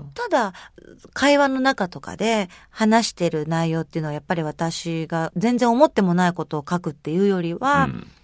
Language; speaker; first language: Japanese; native; Japanese